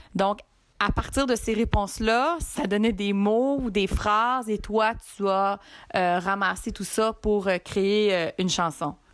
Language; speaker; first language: French; native; French